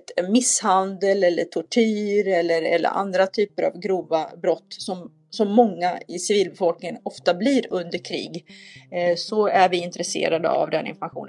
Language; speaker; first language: Swedish; native; Swedish